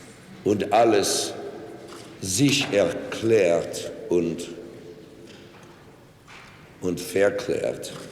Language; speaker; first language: German; non-native, fluent; English